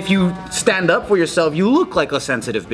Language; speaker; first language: English; native; English